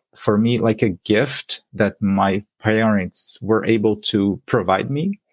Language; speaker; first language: English; non-native, fluent; Portuguese